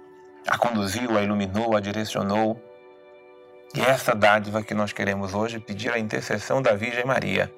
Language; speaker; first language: Portuguese; native; Portuguese